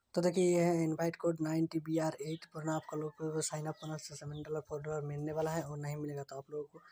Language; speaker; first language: Hindi; native; Hindi